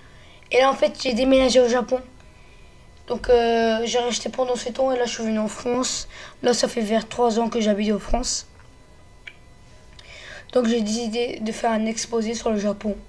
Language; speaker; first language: French; early bilingual, other home language; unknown